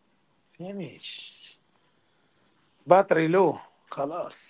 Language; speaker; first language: English; non-native, learner; Arabic